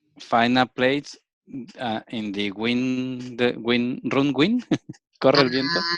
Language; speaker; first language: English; non-native, learner; Spanish